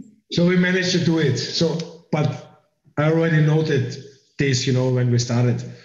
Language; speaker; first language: English; non-native, fluent; German